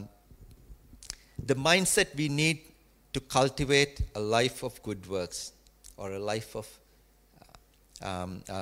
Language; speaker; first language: English; non-native, local second language; Tamil